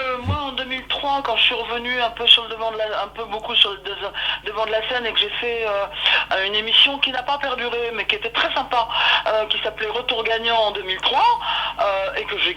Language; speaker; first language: French; native; French